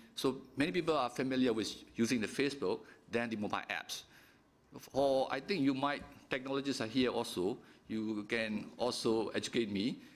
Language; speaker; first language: English; non-native, fluent; Burmese